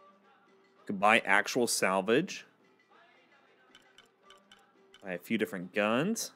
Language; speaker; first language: English; native; English